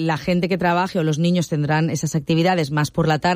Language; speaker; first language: Spanish; native; Spanish